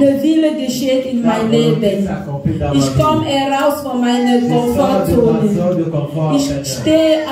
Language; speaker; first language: German; non-native, learner; French